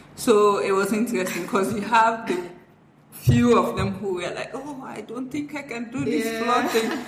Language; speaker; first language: English; non-native, local second language; Fula